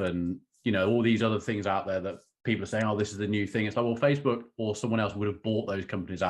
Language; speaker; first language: English; native; English